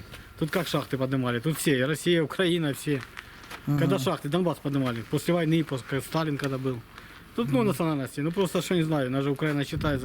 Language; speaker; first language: Russian; native; Russian